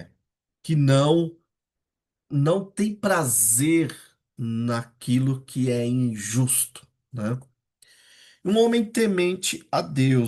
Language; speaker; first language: Portuguese; native; Portuguese